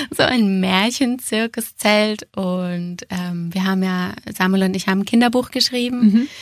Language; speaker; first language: German; native; German